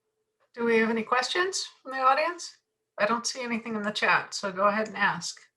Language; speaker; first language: English; native; English